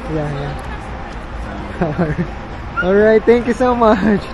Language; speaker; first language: English; non-native, local second language; Filipino